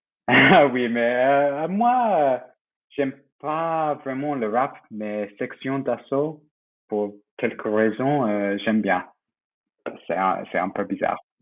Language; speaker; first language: French; non-native, fluent; English